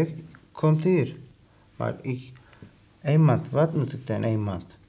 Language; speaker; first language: Dutch; non-native, learner; Turkish